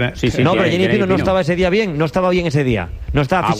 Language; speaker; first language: Spanish; native; Spanish